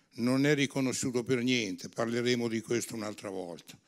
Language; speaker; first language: Italian; native; Italian